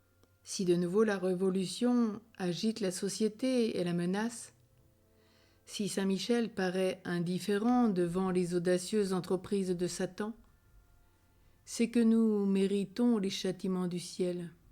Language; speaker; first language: French; native; French